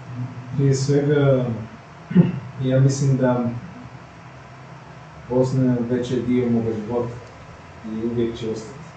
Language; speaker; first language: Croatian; non-native, fluent; Portuguese